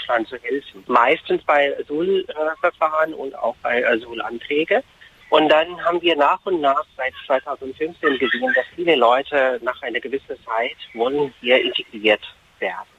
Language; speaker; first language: German; non-native, fluent; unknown